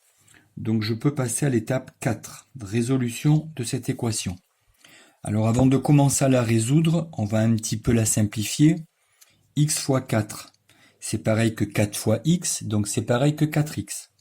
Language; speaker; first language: French; native; French